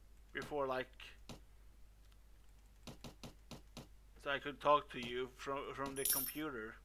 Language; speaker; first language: English; non-native, fluent; Swedish